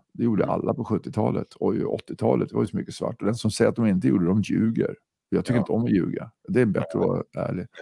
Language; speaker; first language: Swedish; native; Swedish